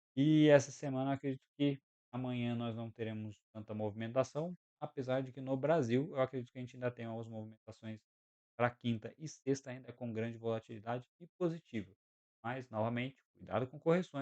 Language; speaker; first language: Portuguese; native; Portuguese